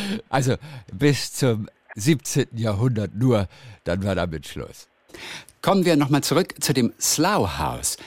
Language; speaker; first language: German; native; German